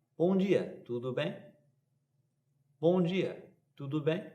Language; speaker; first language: Portuguese; non-native, fluent; English